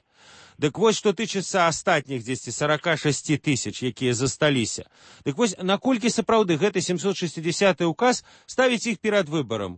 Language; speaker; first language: Belarusian; native; Belarusian